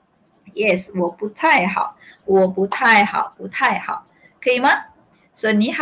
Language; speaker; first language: Chinese; non-native, local second language; Malay